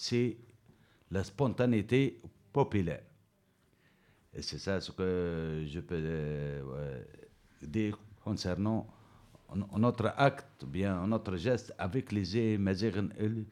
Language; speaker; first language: French; non-native, learner; Berber languages